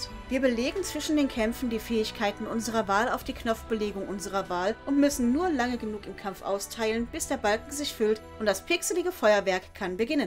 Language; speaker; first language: German; native; German